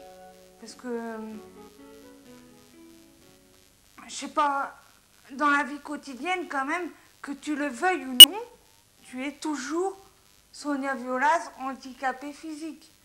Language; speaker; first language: French; native; French